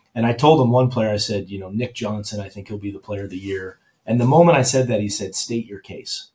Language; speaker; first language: English; native; English